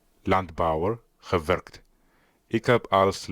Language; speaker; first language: Dutch; non-native, learner; Tigrinya